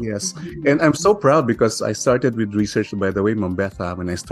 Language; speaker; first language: English; non-native, local second language; Filipino